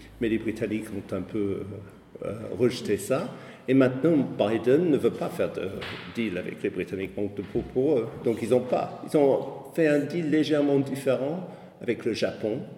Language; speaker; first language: French; non-native, fluent; English